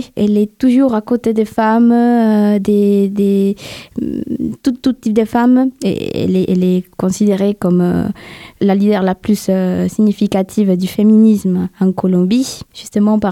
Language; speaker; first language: French; non-native, fluent; Spanish